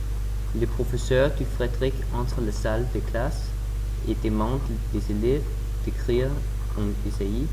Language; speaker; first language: French; non-native, learner; German